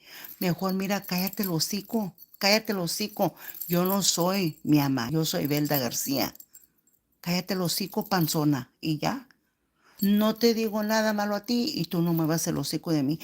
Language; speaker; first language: Spanish; early bilingual, heritage; Spanish